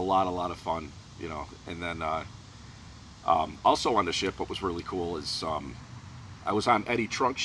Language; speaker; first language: English; native; English